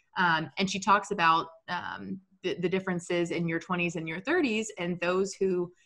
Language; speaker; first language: English; native; English